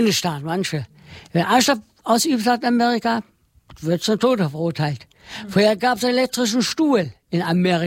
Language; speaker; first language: German; non-native, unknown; Turkish